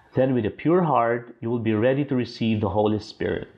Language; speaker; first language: English; non-native, local second language; Filipino